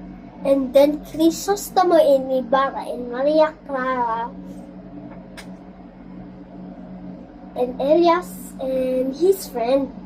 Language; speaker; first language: English; non-native, learner; Filipino